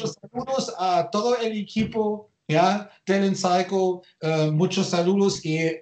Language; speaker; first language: Spanish; non-native, fluent; German